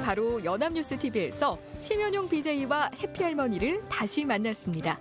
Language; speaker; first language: Korean; native; Korean